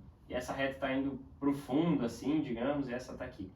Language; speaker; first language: Portuguese; native; Portuguese